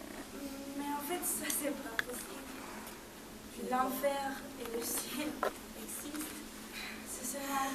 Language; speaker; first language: French; non-native, learner; Spanish